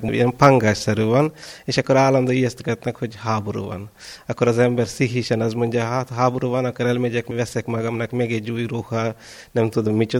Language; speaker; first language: Hungarian; non-native, fluent; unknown